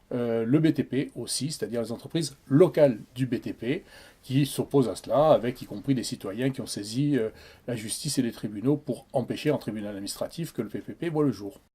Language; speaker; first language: French; native; French